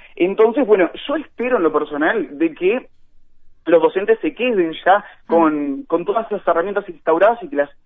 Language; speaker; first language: Spanish; native; Spanish